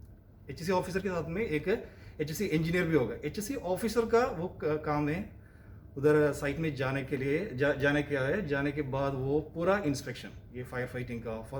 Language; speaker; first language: Hindi; non-native, local second language; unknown